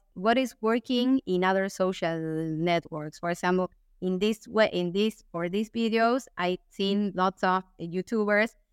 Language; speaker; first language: English; non-native, fluent; Spanish